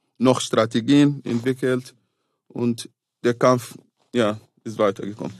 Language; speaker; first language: German; non-native, fluent; Arabic